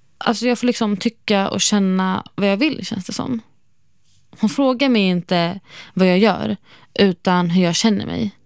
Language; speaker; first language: Swedish; non-native, fluent; Arabic